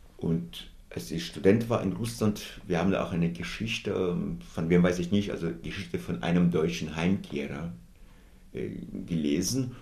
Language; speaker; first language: German; non-native, fluent; Russian